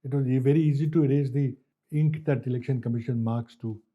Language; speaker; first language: English; non-native, local second language; Hindi